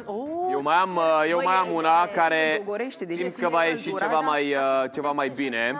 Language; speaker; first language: Romanian; native; Romanian